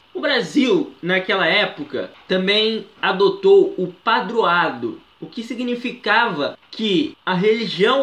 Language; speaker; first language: Portuguese; native; Portuguese